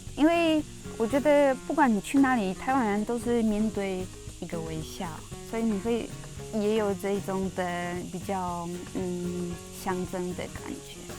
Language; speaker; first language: Chinese; non-native, fluent; Polish